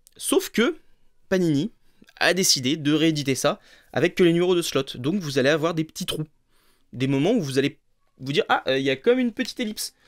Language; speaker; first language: French; native; French